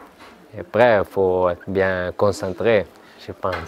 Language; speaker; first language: French; non-native, learner; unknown